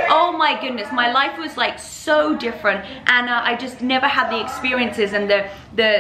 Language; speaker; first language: English; native; English